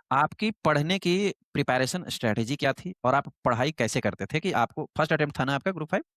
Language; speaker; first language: Hindi; native; Hindi